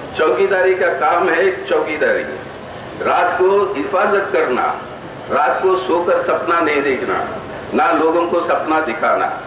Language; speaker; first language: Hindi; non-native, local second language; Telugu